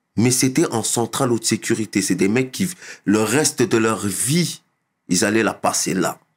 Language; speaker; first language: French; native; French